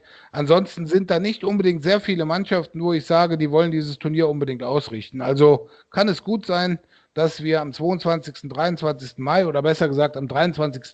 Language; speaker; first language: German; native; German